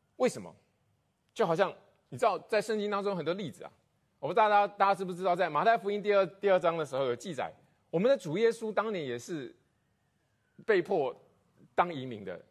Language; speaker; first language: Chinese; native; Chinese